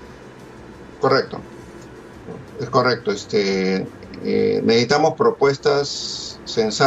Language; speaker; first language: Spanish; native; Spanish